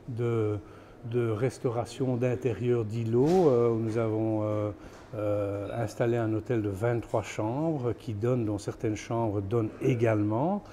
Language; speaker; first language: French; native; French